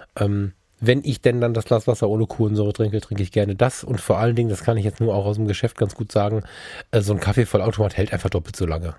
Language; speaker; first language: German; early bilingual, other home language; Turkish